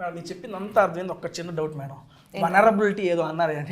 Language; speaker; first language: Telugu; native; Telugu